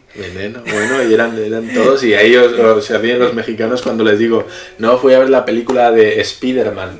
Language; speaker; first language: Spanish; native; Spanish